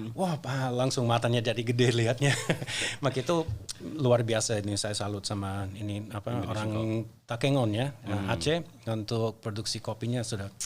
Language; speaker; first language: Indonesian; non-native, fluent; English